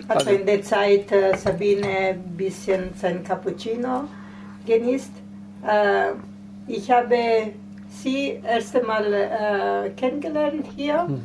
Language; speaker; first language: German; non-native, fluent; Italian